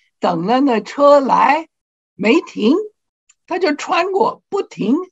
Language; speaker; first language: Chinese; non-native, fluent; English